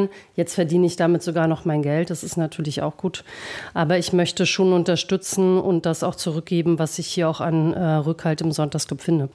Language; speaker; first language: German; native; German